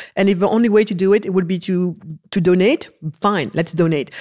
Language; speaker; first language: English; early bilingual, other home language; Wolof